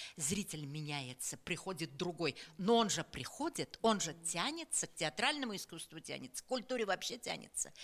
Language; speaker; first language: Russian; native; Russian